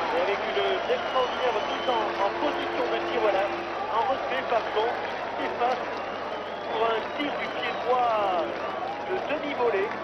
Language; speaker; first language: French; native; French